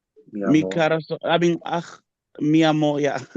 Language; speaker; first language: Spanish; non-native, learner; English